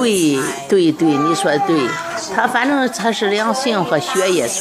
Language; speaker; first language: Chinese; native; Chinese